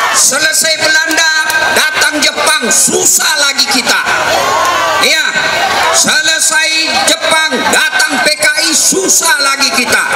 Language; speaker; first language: Indonesian; native; Indonesian